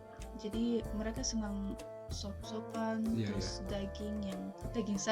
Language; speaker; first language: Indonesian; non-native, fluent; Russian